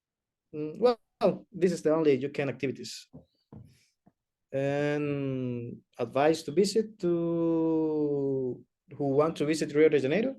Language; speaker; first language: English; non-native, learner; Spanish